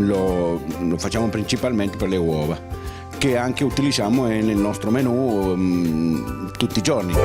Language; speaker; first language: Italian; non-native, fluent; Spanish